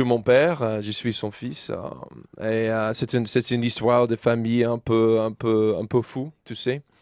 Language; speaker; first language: French; non-native, learner; English